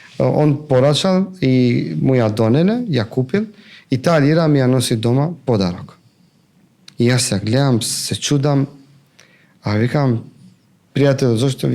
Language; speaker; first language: Macedonian; non-native, local second language; Albanian